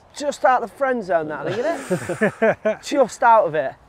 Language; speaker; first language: English; native; English